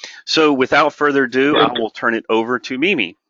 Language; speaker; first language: English; native; English